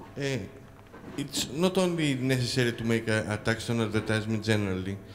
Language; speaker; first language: English; non-native, fluent; Greek